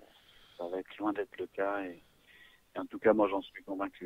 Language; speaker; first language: French; native; French